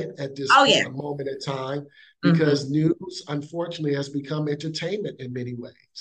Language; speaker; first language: English; native; English